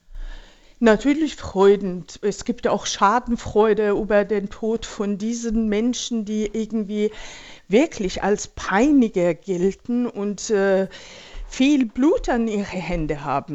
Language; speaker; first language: German; non-native, fluent; Persian